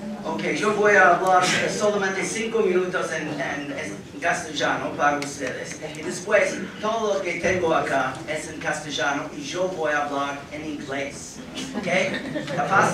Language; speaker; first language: Spanish; non-native, fluent; English